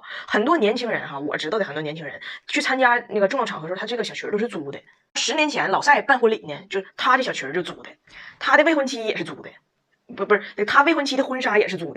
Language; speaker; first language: Chinese; native; Chinese